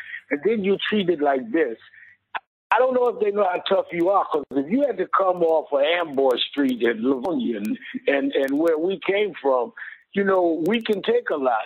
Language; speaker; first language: English; native; English